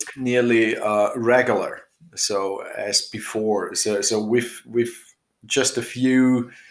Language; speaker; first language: English; non-native, fluent; German